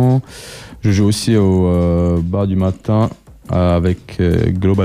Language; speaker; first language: French; non-native, local second language; Arabic